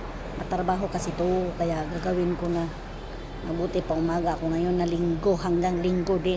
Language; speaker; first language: Filipino; non-native, local second language; Cebuano